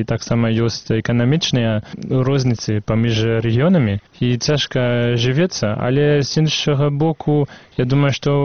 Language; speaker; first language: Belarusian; non-native, fluent; French